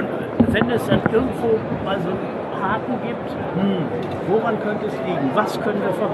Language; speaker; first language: German; native; German